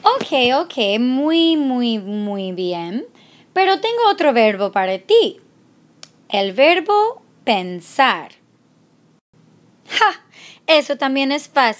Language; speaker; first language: Spanish; non-native, fluent; English